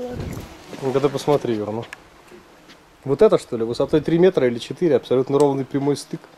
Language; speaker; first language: Russian; native; Russian